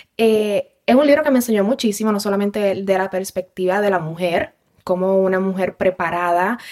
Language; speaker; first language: Spanish; native; Spanish